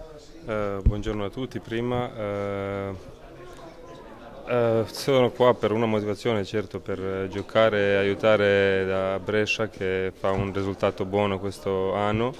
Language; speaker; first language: Italian; non-native, learner; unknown